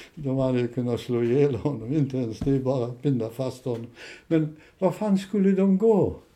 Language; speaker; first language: Swedish; non-native, fluent; German